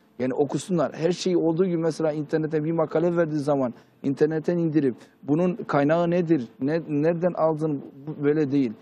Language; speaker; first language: Turkish; early bilingual, heritage; Turkish